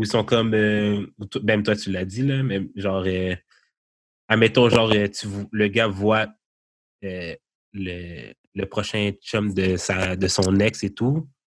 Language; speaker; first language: French; native; French